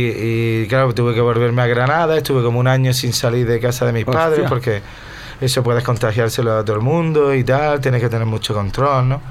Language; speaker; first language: Spanish; native; Spanish